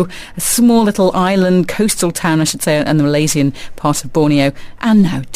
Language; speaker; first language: English; native; English